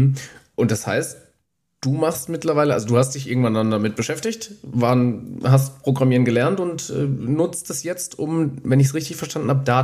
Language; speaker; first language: German; native; German